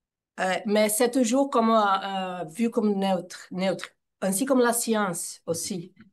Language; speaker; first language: French; non-native, fluent; Portuguese